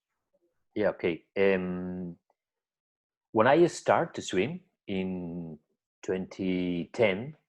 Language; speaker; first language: English; non-native, learner; Spanish